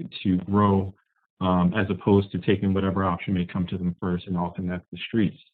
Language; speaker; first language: English; native; English